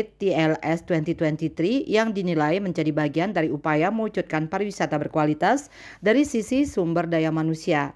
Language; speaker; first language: Indonesian; native; Indonesian